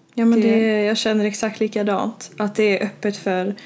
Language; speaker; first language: Swedish; early bilingual, other home language; Norwegian